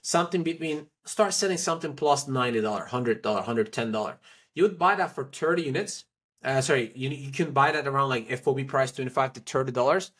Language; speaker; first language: English; non-native, fluent; Turkish